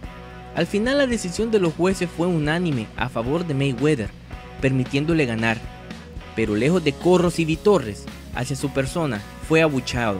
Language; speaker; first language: Spanish; native; Spanish